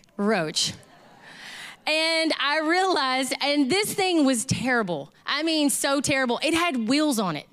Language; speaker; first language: English; native; English